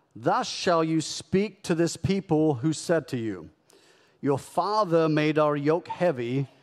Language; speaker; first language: English; native; English